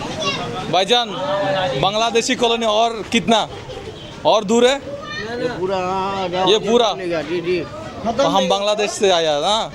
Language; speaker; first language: Hindi; non-native, learner; Bangla